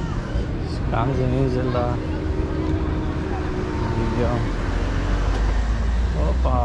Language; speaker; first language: German; non-native, learner; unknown